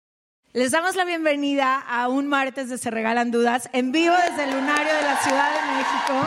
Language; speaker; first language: Spanish; native; Spanish